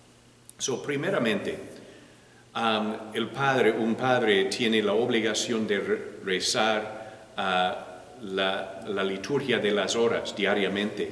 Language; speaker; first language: Spanish; non-native, learner; English